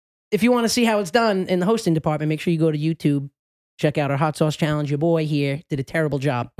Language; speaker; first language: English; native; English